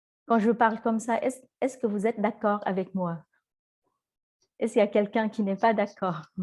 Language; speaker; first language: French; non-native, fluent; Vietnamese